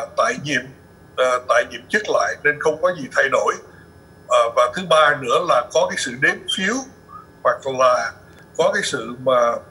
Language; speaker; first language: Vietnamese; early bilingual, other home language; English